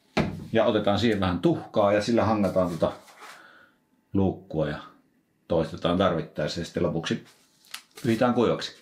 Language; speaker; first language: Finnish; native; Finnish